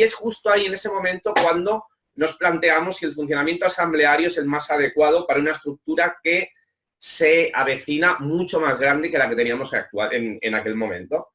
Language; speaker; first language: Spanish; native; Spanish